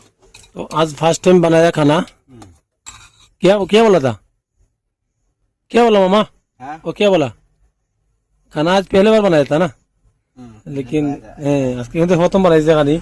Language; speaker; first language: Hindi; non-native, local second language; Bangla